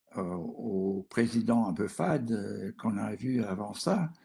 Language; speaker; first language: French; non-native, fluent; English